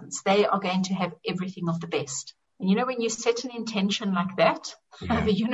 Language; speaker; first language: English; native; English